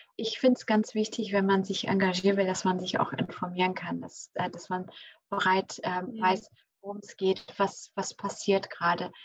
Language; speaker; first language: German; early bilingual, other home language; English